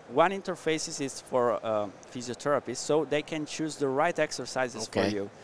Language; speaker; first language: English; non-native, learner; Italian